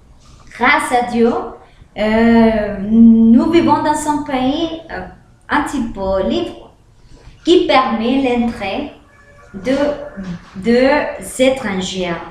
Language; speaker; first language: French; non-native, learner; Spanish